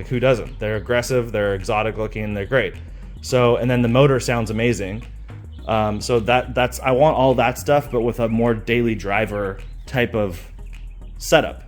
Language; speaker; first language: English; native; English